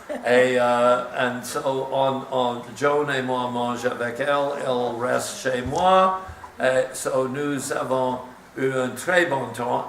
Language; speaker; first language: French; non-native, learner; English